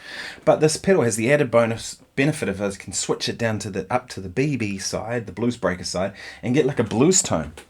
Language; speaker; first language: English; native; English